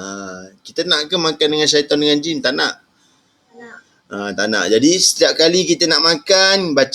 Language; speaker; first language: Malay; native; Malay